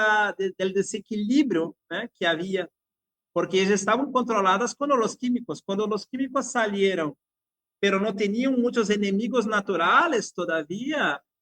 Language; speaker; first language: Spanish; non-native, fluent; Portuguese